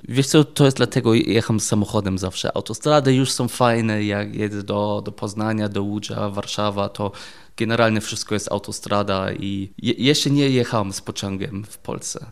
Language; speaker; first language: Polish; non-native, learner; German